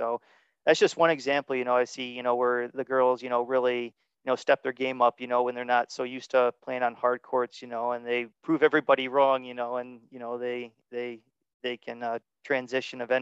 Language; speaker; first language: English; native; English